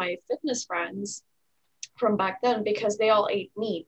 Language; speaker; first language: English; native; English